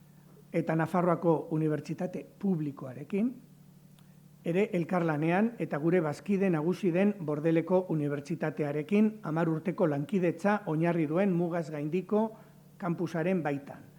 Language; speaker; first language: Basque; native; Basque